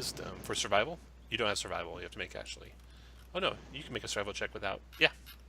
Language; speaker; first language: English; native; English